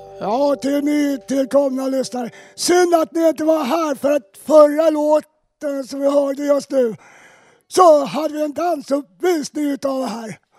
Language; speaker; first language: Swedish; native; Swedish